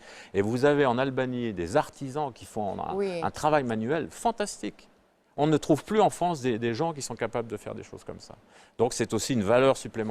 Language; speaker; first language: French; native; French